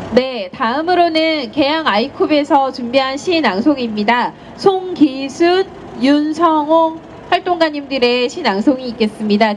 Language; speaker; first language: Korean; native; Korean